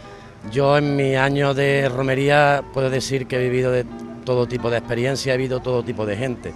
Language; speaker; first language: Spanish; native; Spanish